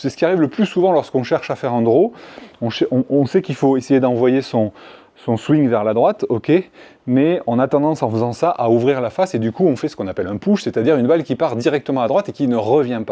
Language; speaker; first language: French; native; French